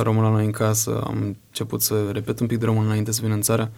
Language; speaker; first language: Romanian; early bilingual, heritage; Romanian